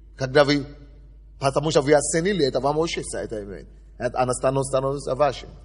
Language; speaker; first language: Russian; non-native, fluent; Yoruba